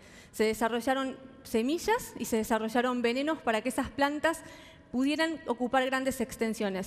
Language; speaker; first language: Spanish; native; Spanish